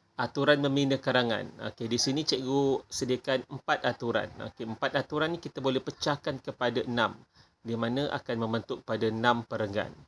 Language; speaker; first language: Malay; native; Malay